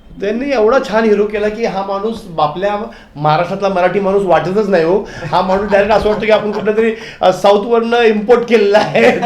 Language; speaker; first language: Marathi; native; Marathi